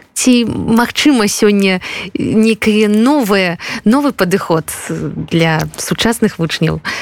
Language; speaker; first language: Belarusian; native; Belarusian